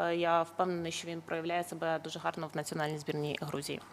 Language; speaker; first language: Ukrainian; native; Ukrainian